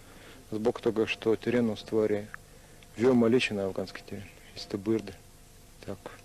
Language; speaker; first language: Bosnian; non-native, learner; Russian